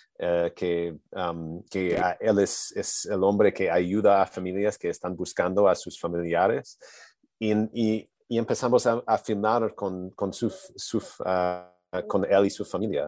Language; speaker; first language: Spanish; non-native, learner; English